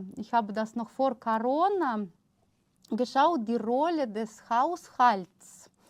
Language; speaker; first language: German; non-native, fluent; Russian